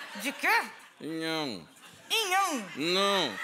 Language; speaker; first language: Portuguese; native; Portuguese